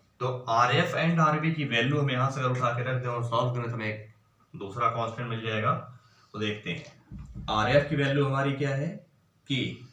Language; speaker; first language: Hindi; native; Hindi